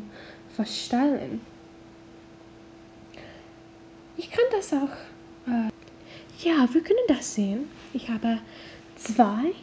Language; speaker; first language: German; non-native, learner; English